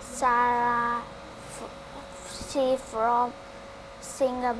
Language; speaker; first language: English; non-native, learner; Vietnamese